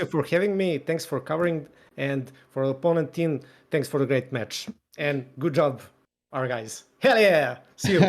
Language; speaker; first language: English; non-native, fluent; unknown